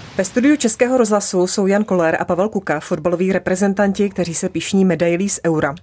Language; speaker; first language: Czech; native; Czech